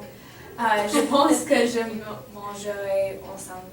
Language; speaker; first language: French; non-native, learner; English